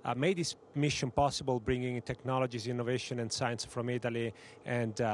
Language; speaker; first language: English; non-native, fluent; Italian